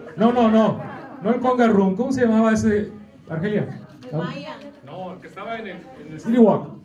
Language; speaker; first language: Spanish; native; Spanish